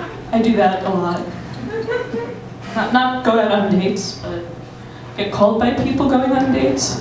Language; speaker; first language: English; native; English